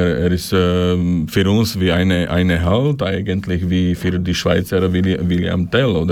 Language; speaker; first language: German; non-native, learner; Slovak